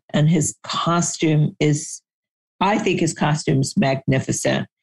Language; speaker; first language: English; native; English